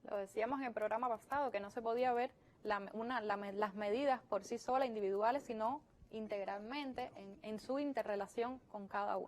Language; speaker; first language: Spanish; native; Spanish